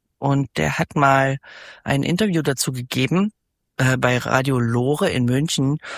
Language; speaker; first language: German; native; German